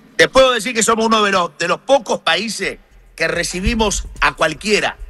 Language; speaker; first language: Spanish; native; Spanish